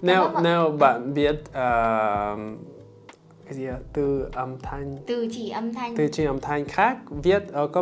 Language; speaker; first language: Vietnamese; non-native, learner; English